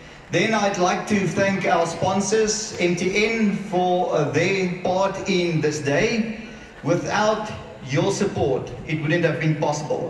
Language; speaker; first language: English; non-native, local second language; Afrikaans